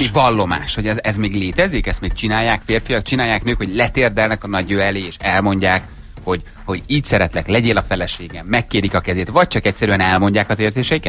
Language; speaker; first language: Hungarian; native; Hungarian